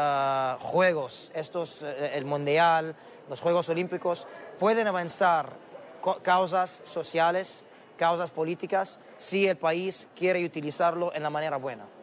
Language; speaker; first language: Spanish; non-native, learner; Arabic